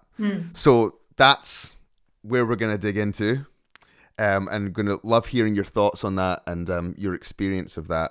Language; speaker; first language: English; native; English